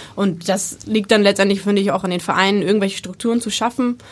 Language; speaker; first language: German; native; German